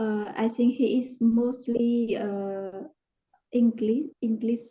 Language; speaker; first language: English; non-native, learner; Khmer